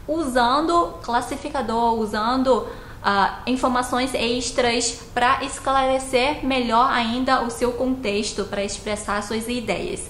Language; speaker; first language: Portuguese; non-native, fluent; Chinese